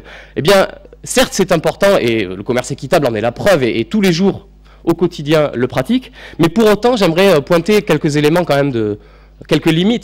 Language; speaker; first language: French; native; French